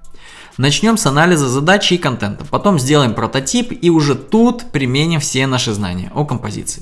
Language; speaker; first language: Russian; native; Russian